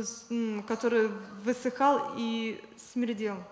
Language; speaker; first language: Polish; non-native, learner; Russian